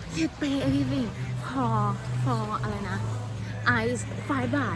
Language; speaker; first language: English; non-native, learner; Thai